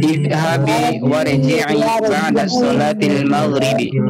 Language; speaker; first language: Arabic; non-native, fluent; Indonesian